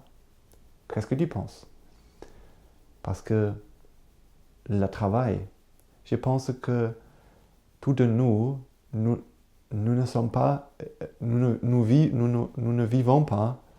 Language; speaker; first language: French; non-native, learner; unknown